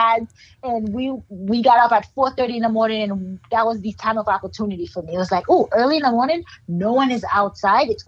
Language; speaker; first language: English; non-native, fluent; Haitian Creole